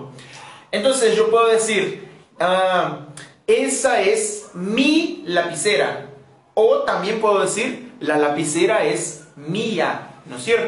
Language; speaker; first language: Spanish; non-native, fluent; Portuguese